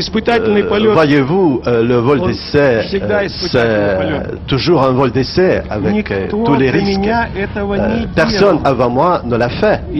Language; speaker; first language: French; non-native, fluent; Russian